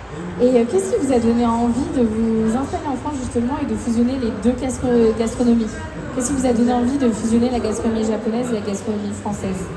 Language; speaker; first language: French; native; French